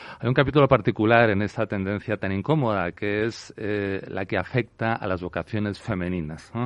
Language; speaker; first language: Spanish; native; Spanish